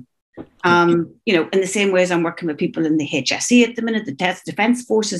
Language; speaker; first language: English; native; English